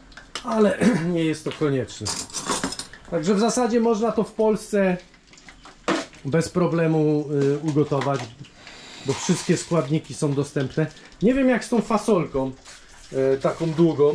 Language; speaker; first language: Polish; native; Polish